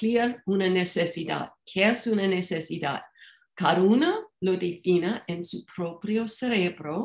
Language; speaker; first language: Spanish; non-native, fluent; English